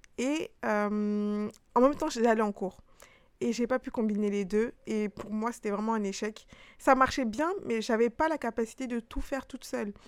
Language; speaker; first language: French; early bilingual, other home language; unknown